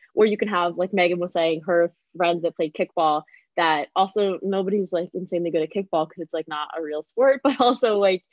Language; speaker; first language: English; native; English